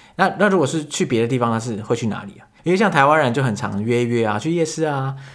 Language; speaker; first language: Chinese; native; Chinese